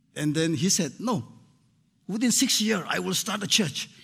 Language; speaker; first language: English; non-native, fluent; Burmese